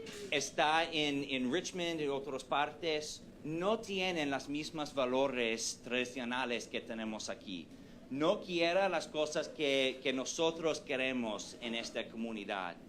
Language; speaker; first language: Spanish; non-native, fluent; English